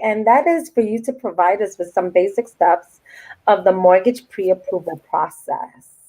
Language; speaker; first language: English; native; English